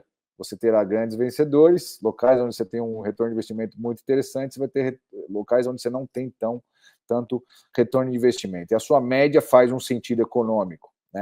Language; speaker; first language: Portuguese; native; Portuguese